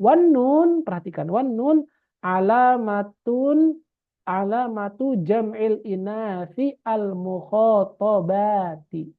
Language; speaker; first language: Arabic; non-native, fluent; Indonesian